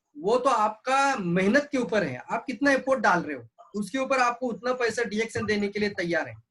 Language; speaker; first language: Hindi; non-native, local second language; Marathi